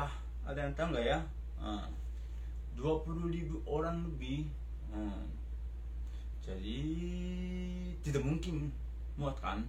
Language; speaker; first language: Indonesian; non-native, fluent; Japanese